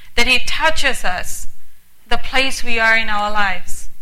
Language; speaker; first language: English; early bilingual, heritage; English